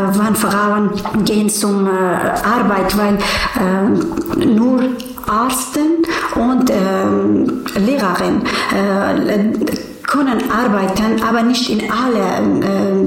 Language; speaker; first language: German; non-native, learner; Persian